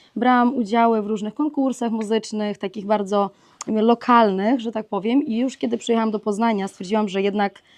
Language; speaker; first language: Polish; non-native, fluent; Ukrainian